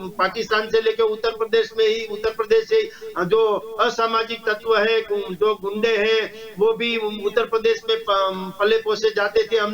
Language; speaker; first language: Urdu; non-native, local second language; Gujarati